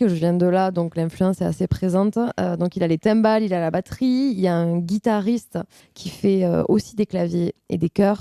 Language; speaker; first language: French; native; French